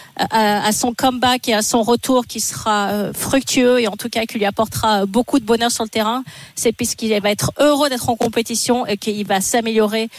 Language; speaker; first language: French; native; French